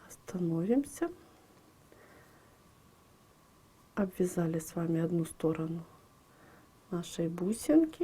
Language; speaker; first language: Russian; native; Russian